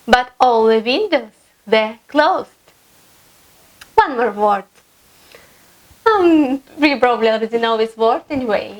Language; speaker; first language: English; non-native, fluent; Russian